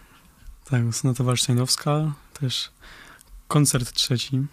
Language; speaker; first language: Polish; early bilingual, heritage; Polish